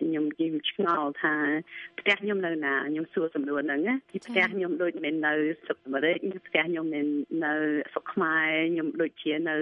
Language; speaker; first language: Khmer; early bilingual, heritage; Khmer